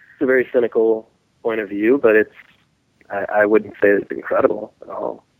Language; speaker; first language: English; early bilingual, other home language; Hindi